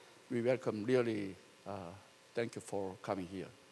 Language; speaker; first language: English; non-native, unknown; Korean